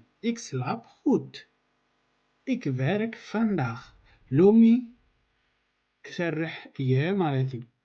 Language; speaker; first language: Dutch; non-native, learner; Tigrinya